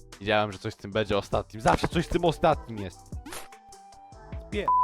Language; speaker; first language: Polish; native; Polish